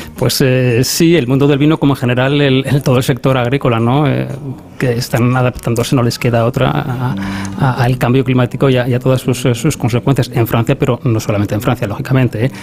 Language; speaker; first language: Spanish; native; Spanish